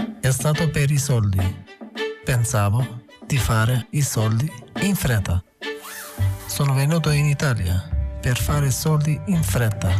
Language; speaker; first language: Italian; non-native, fluent; Albanian